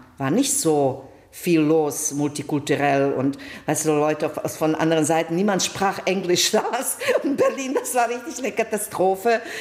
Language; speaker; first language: German; non-native, fluent; Bosnian